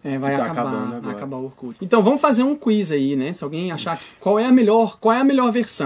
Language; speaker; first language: Portuguese; native; Portuguese